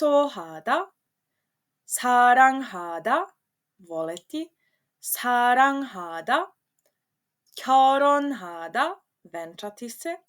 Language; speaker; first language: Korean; non-native, fluent; Serbian